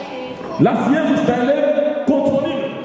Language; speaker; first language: German; non-native, learner; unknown